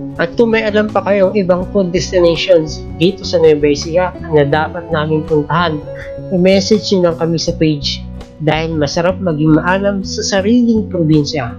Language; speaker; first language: Filipino; native; Filipino